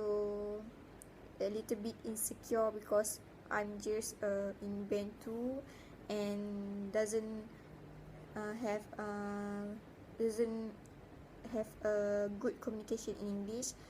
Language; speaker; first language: English; non-native, learner; Malay